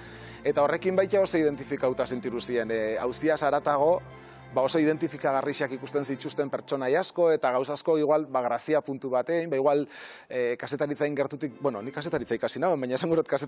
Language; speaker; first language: Basque; native; Basque